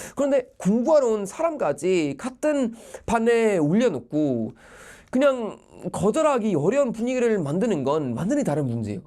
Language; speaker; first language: Korean; non-native, fluent; Swedish